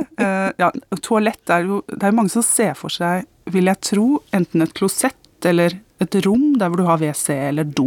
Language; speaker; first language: Norwegian; native; Norwegian